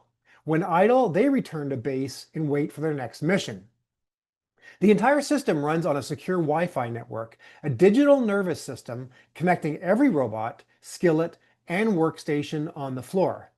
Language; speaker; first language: English; native; English